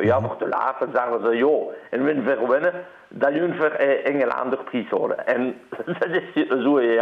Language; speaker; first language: German; non-native, learner; Dutch